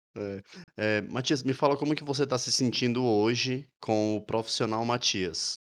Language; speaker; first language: Portuguese; native; Portuguese